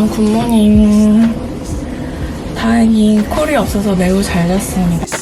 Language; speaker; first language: Korean; native; Korean